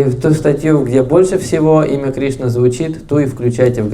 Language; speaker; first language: Russian; native; Russian